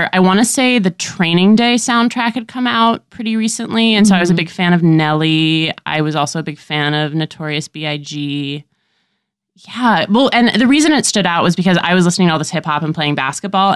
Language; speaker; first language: English; native; English